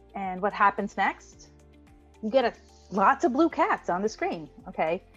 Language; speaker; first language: English; non-native, fluent; Hebrew